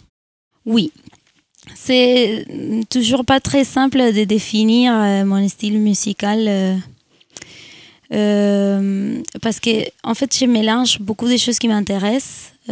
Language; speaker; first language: French; non-native, fluent; Spanish